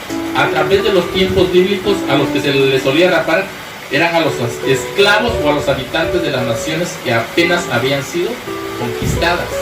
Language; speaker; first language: Spanish; native; Spanish